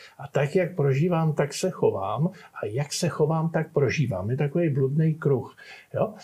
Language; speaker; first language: Czech; native; Czech